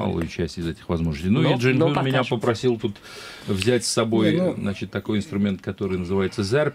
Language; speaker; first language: Russian; native; Russian